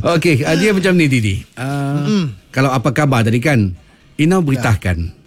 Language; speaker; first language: Malay; native; Malay